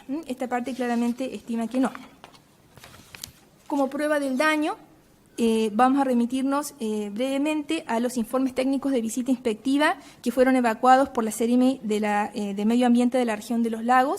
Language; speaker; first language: Spanish; native; Spanish